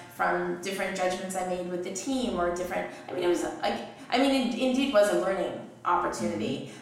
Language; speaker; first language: English; native; English